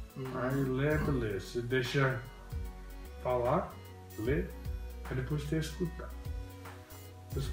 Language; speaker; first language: Portuguese; non-native, fluent; English